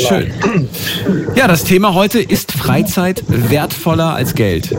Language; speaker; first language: German; native; German